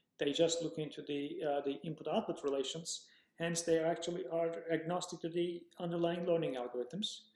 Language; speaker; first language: English; non-native, fluent; Turkish